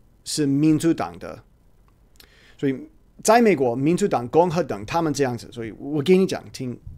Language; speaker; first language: Chinese; non-native, learner; English